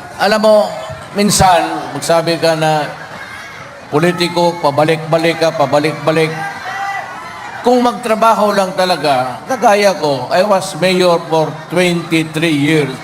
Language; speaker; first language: Filipino; non-native, local second language; Cebuano